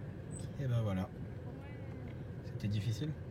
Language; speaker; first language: French; native; French